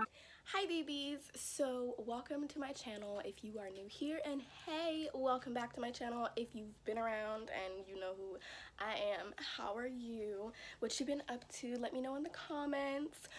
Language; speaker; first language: English; native; English